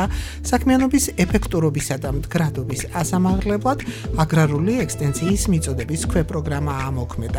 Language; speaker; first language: Georgian; native; Georgian